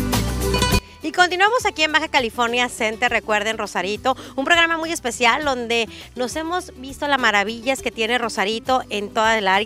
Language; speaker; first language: Spanish; native; Spanish